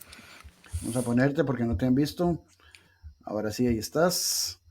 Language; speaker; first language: Spanish; native; Spanish